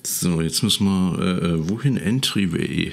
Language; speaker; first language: German; native; German